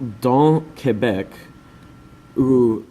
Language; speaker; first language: French; non-native, learner; English